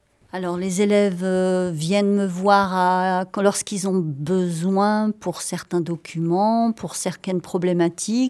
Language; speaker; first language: French; native; French